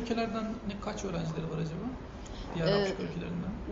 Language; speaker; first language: Turkish; native; Turkish